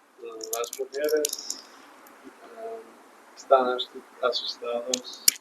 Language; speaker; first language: Spanish; non-native, learner; English